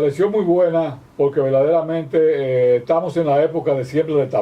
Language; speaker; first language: Spanish; native; Spanish